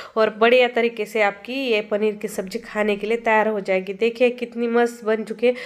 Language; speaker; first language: Hindi; non-native, local second language; Marathi